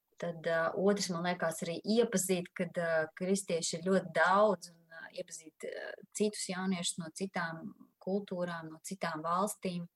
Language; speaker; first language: Latvian; native; Latvian